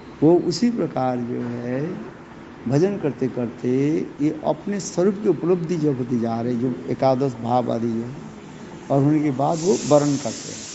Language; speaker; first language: Hindi; non-native, local second language; Bangla